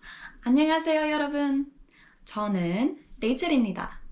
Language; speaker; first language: Korean; non-native, fluent; English